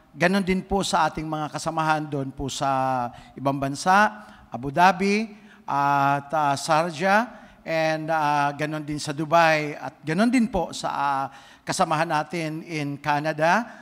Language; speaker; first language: Filipino; native; Filipino